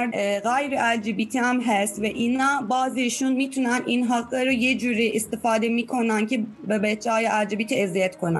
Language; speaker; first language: Persian; non-native, fluent; Turkish